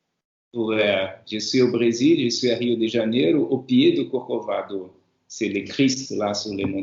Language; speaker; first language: French; non-native, fluent; Portuguese